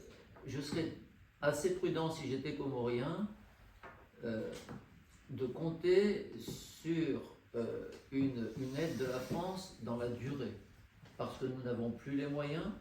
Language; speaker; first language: French; native; French